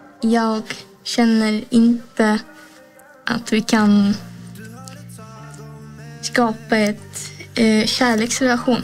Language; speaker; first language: Swedish; early bilingual, other home language; Azerbaijani